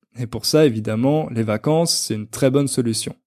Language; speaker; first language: French; native; French